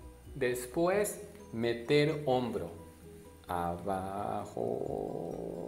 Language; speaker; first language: Spanish; non-native, learner; Japanese